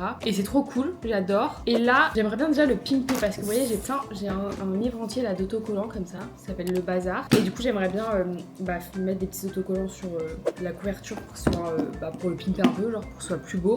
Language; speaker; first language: French; native; French